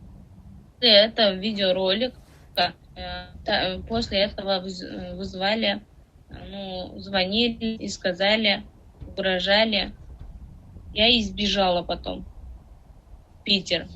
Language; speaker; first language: Russian; non-native, learner; Tajik